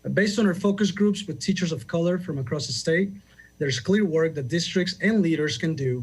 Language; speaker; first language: English; early bilingual, other home language; Spanish